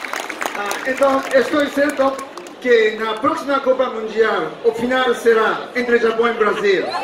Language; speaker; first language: Portuguese; non-native, fluent; Japanese